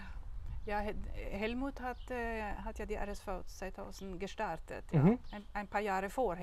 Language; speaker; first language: German; non-native, learner; Swedish